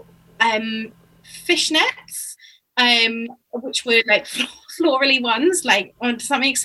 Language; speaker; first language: English; native; English